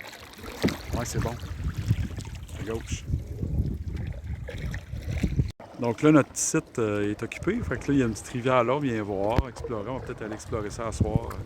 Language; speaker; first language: French; native; French